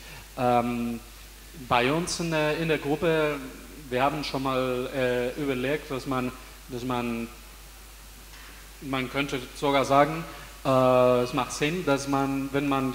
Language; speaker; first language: German; non-native, fluent; Spanish